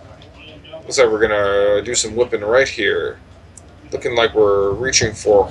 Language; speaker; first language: English; native; English